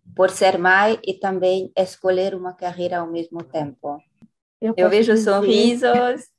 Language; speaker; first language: Portuguese; non-native, fluent; French